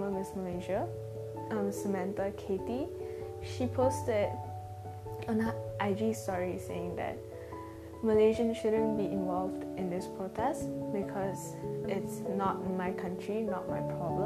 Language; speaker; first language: English; non-native, local second language; Tamil